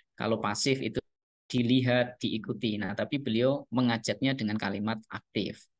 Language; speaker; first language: Indonesian; non-native, local second language; Javanese